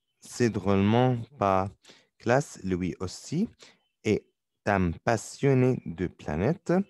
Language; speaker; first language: French; non-native, learner; Arabic